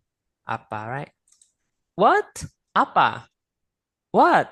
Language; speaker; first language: English; non-native, fluent; Indonesian